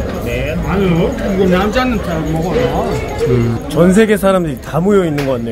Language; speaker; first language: Korean; native; Korean